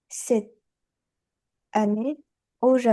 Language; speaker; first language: French; early bilingual, other home language; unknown